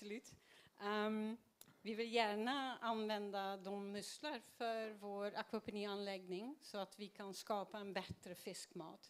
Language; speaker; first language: Swedish; non-native, fluent; Dutch